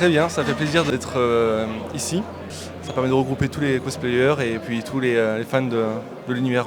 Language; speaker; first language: French; native; French